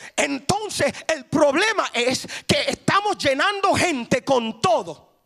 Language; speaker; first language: Spanish; early bilingual, heritage; Spanish